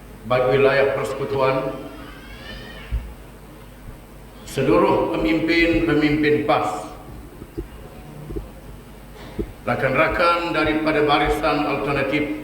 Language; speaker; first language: Malay; native; Malay